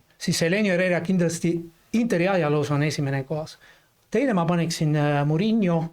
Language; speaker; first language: Estonian; non-native, fluent; Italian